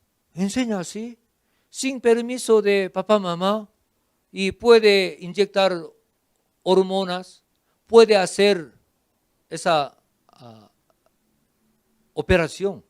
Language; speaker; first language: Spanish; non-native, fluent; Korean